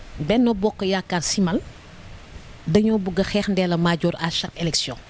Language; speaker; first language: Wolof; non-native, local second language; Serer